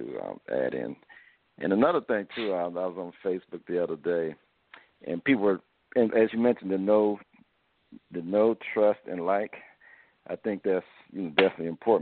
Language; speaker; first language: English; native; English